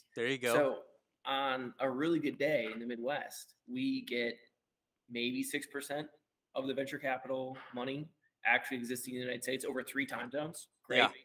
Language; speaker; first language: English; native; English